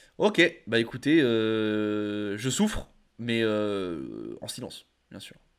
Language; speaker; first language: French; native; French